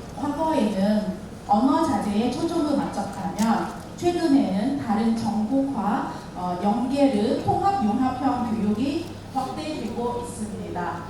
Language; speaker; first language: Korean; non-native, fluent; Vietnamese